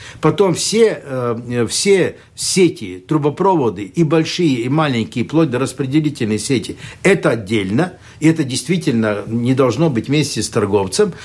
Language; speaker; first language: Russian; non-native, local second language; Latvian